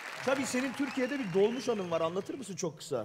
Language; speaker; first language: Turkish; native; Turkish